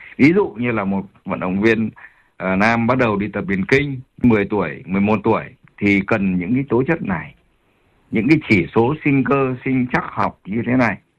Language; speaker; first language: Vietnamese; native; Vietnamese